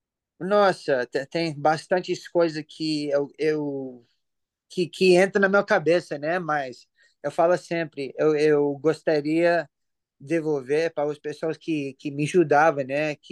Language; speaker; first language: Portuguese; early bilingual, heritage; English